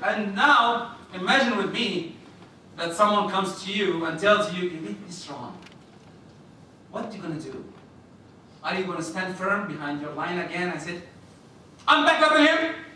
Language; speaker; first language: English; non-native, fluent; Arabic